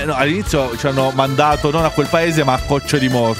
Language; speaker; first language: Italian; native; Italian